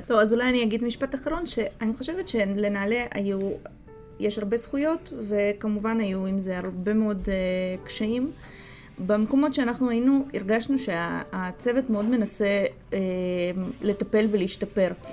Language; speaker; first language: Hebrew; non-native, fluent; Russian